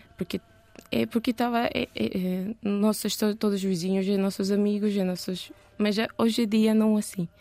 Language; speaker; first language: Portuguese; non-native, learner; Turkish